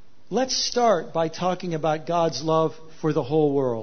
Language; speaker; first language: English; native; English